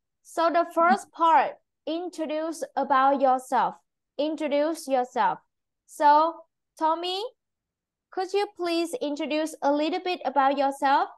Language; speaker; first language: English; non-native, fluent; Vietnamese